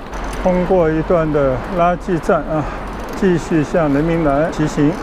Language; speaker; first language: Chinese; non-native, local second language; Cantonese